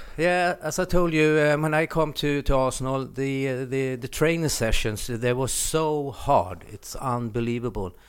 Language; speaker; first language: English; non-native, fluent; Swedish